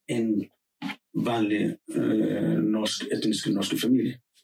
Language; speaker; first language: Norwegian; non-native, fluent; Somali